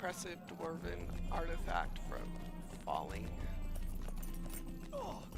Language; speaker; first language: English; native; English